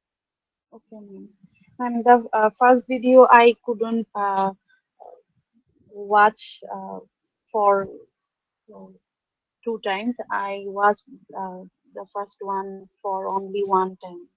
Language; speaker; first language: English; non-native, fluent; Bangla